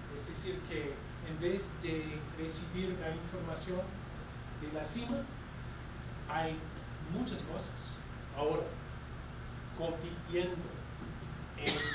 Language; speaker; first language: Spanish; non-native, fluent; English